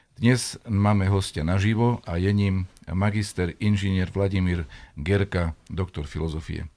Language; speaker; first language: Slovak; native; Slovak